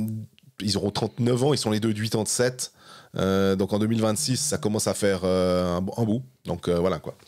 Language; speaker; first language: French; native; French